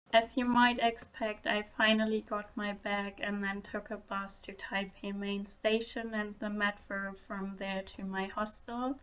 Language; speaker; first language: English; non-native, fluent; German